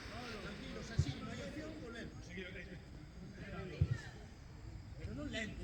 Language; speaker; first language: Spanish; native; Spanish